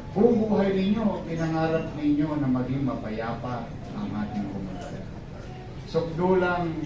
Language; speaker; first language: Filipino; native; Filipino